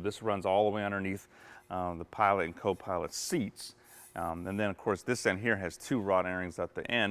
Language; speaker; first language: English; native; English